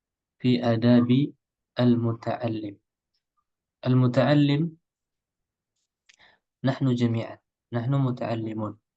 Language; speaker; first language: Arabic; non-native, fluent; Indonesian